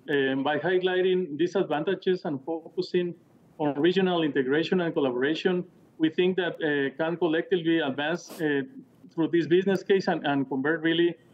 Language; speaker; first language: English; non-native, fluent; Spanish